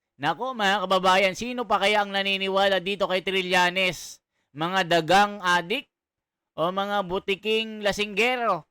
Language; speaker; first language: Filipino; non-native, local second language; Iloko